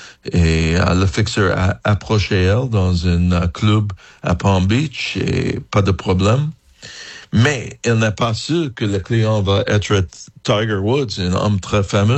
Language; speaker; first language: French; non-native, fluent; English